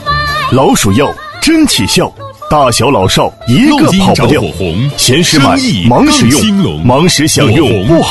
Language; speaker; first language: Chinese; native; Chinese